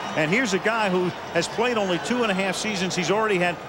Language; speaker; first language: English; native; English